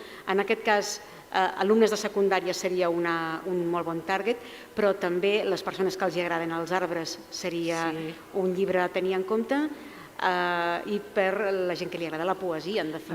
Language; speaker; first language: Catalan; native; Catalan